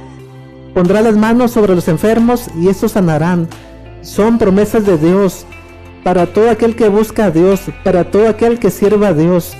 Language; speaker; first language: Spanish; native; Spanish